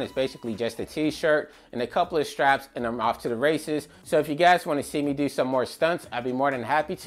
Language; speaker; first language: English; native; English